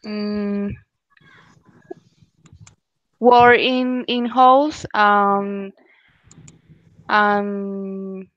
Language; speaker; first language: English; non-native, learner; Spanish